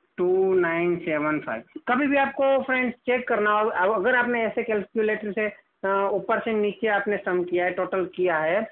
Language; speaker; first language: Hindi; non-native, local second language; Gujarati